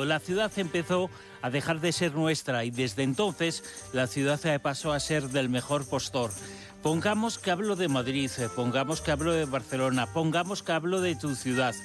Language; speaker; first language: Spanish; native; Spanish